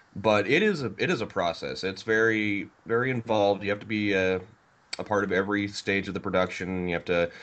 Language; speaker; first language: English; native; English